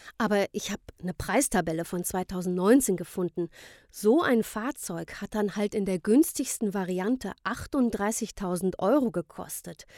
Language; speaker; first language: German; native; German